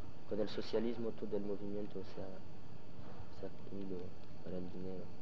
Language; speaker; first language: Spanish; non-native, learner; French